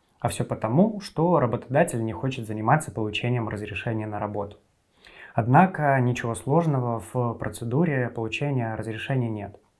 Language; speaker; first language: Russian; native; Russian